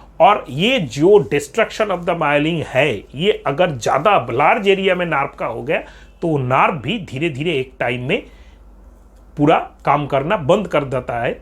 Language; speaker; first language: Hindi; non-native, local second language; Bangla